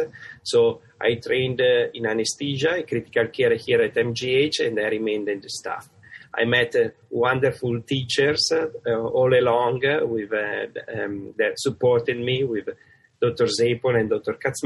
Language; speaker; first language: English; non-native, fluent; Italian